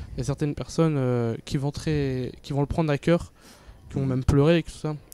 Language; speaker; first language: French; native; French